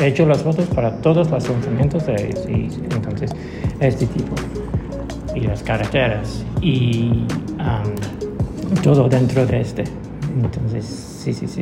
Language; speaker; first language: Spanish; non-native, learner; English